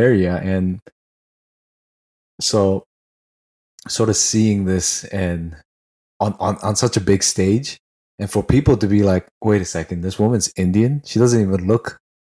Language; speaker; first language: English; non-native, local second language; Tangkhul Naga (India)